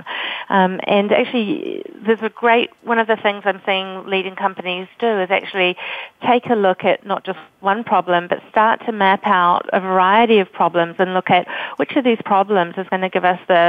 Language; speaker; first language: English; native; English